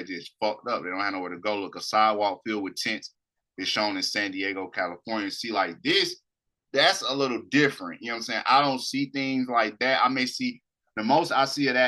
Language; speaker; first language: English; native; English